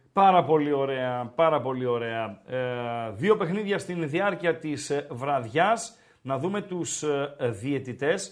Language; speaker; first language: Greek; native; Greek